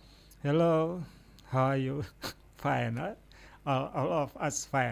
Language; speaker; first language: English; non-native, fluent; Indonesian